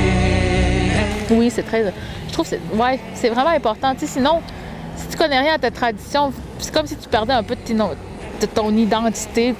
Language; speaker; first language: French; non-native, local second language; Innu-aimun